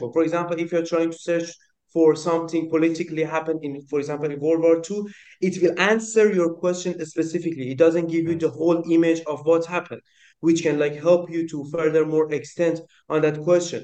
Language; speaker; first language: English; non-native, local second language; Persian